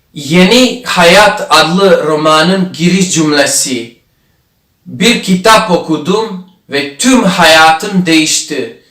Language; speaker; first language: Turkish; non-native, fluent; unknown